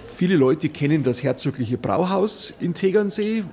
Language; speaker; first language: German; native; German